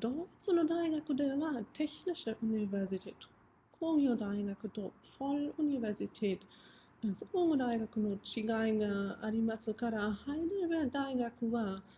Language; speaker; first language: Japanese; non-native, fluent; German